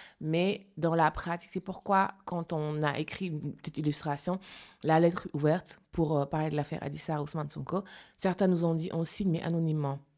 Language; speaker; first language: French; non-native, local second language; Fula